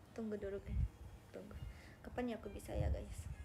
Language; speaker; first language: Indonesian; non-native, learner; Japanese